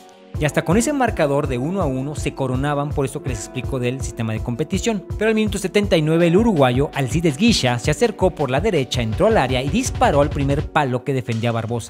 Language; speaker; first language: Spanish; native; Spanish